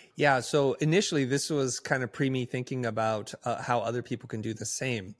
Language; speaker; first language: English; early bilingual, other home language; Vietnamese